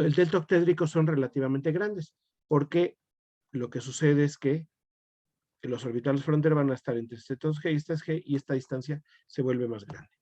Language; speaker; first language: Spanish; native; Spanish